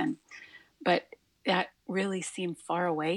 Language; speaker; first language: English; native; English